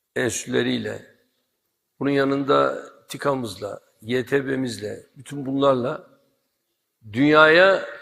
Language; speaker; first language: Turkish; native; Turkish